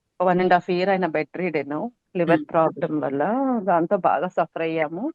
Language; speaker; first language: Telugu; native; Telugu